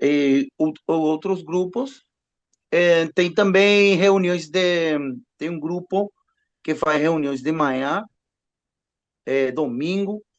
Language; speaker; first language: Portuguese; non-native, learner; Spanish